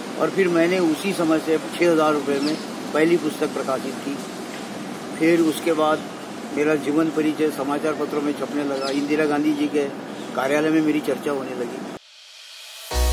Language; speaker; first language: Hindi; non-native, local second language; Marathi